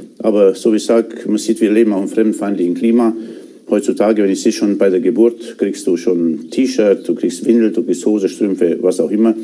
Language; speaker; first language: German; non-native, fluent; Romanian